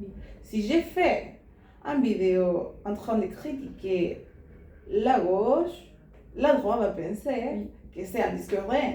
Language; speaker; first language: French; non-native, learner; Spanish